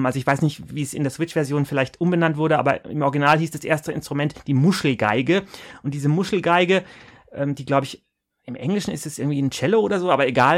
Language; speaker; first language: German; native; German